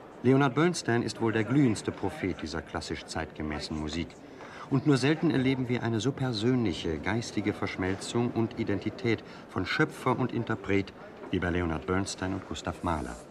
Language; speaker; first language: German; native; German